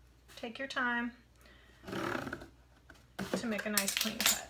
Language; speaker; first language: English; native; English